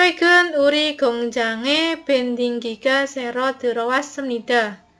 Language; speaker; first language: Korean; non-native, learner; Indonesian